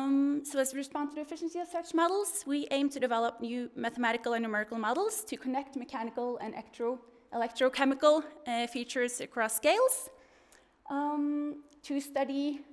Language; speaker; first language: English; non-native, fluent; Norwegian